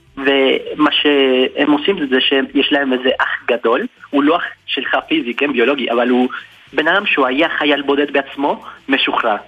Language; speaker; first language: Hebrew; non-native, fluent; Spanish